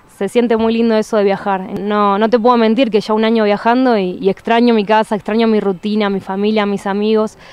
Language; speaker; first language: Spanish; native; Spanish